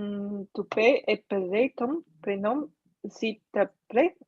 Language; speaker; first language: French; non-native, learner; Chinese